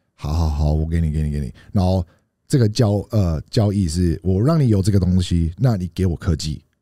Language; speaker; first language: Chinese; early bilingual, heritage; Chinese